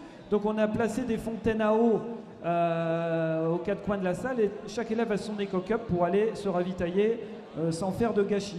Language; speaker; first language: French; native; French